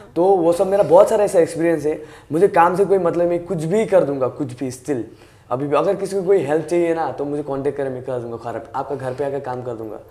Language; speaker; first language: Hindi; native; Hindi